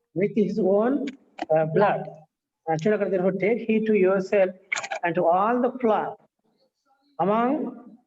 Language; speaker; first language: English; non-native, local second language; Telugu